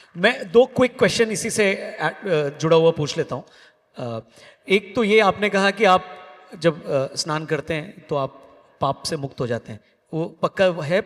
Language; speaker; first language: Hindi; native; Hindi